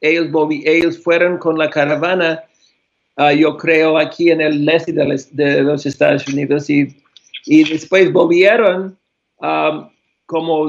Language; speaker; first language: Spanish; non-native, fluent; English